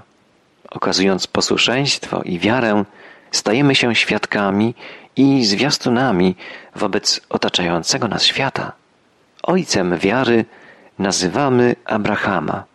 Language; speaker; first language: Polish; native; Polish